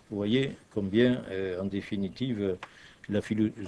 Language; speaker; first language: French; native; French